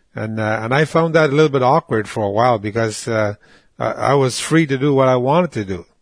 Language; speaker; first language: English; non-native, fluent; Cree